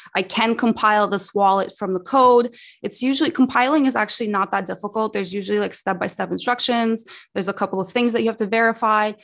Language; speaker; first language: English; early bilingual, other home language; Russian